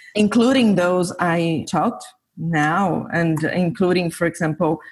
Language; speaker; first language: English; non-native, fluent; Portuguese